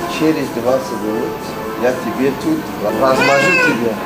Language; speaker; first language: Russian; non-native, learner; Persian